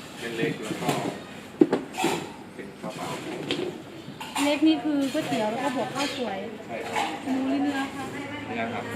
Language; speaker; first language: Thai; non-native, local second language; Northeastern Thai